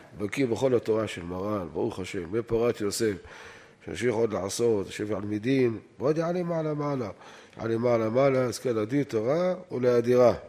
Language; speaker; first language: Hebrew; native; Hebrew